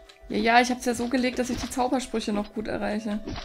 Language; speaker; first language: German; native; German